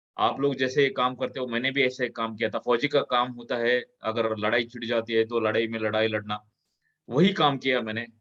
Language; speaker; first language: Hindi; non-native, local second language; Kannada